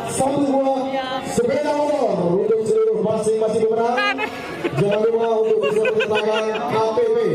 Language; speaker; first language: Indonesian; native; Indonesian